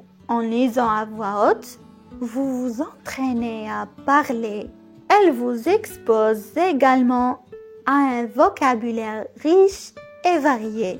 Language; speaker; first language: French; non-native, local second language; Arabic